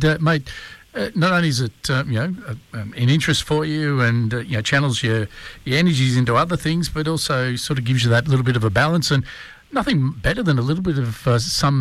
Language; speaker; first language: English; native; English